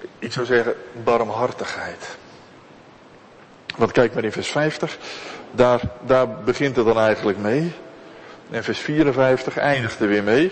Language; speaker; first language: Dutch; native; Dutch